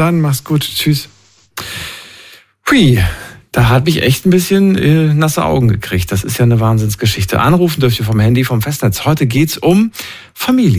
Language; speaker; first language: German; native; German